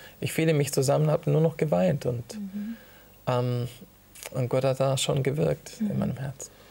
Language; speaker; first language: German; early bilingual, other home language; Italian